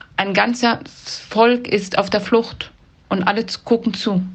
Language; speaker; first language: German; early bilingual, other home language; Persian